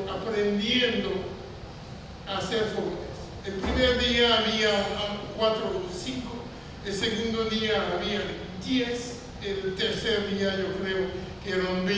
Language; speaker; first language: Spanish; non-native, fluent; French